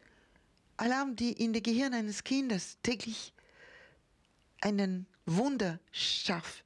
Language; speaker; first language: German; non-native, fluent; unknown